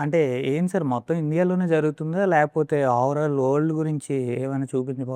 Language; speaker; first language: Telugu; native; Telugu